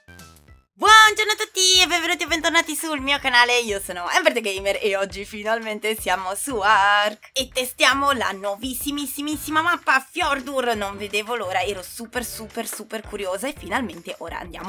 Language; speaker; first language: Italian; native; Italian